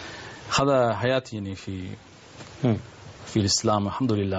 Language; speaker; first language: Arabic; non-native, learner; Spanish